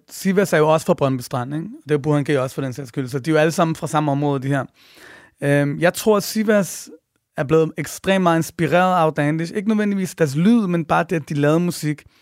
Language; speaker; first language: Danish; early bilingual, other home language; Persian